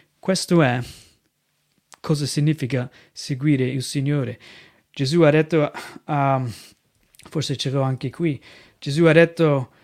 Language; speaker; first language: Italian; non-native, fluent; English